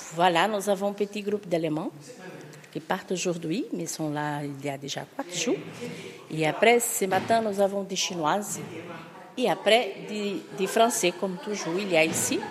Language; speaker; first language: French; non-native, fluent; Portuguese